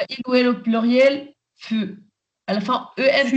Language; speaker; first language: French; non-native, learner; Arabic